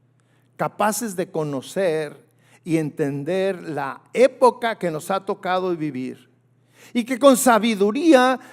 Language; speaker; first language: Spanish; native; Spanish